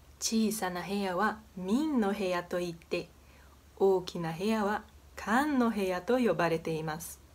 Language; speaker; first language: Japanese; non-native, fluent; Portuguese